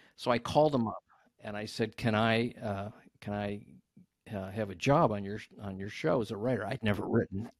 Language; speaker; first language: English; native; English